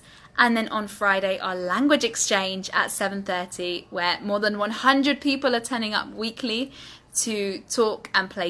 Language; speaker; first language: English; native; English